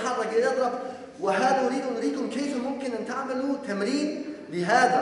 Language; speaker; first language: Arabic; non-native, fluent; Polish